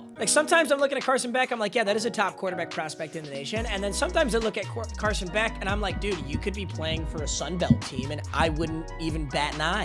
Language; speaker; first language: English; native; English